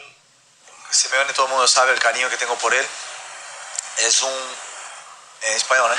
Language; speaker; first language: Spanish; non-native, fluent; Portuguese